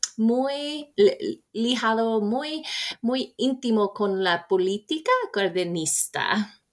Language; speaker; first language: Spanish; non-native, fluent; English